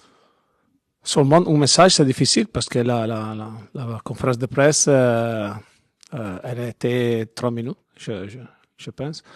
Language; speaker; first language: French; non-native, learner; Italian